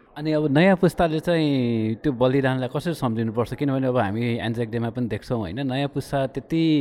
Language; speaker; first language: Nepali; native; Nepali